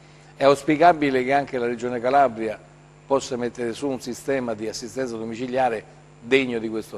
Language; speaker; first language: Italian; native; Italian